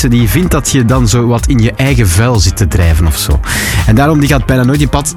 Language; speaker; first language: Dutch; native; Dutch